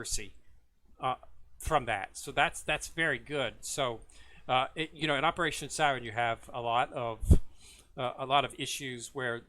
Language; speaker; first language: English; native; English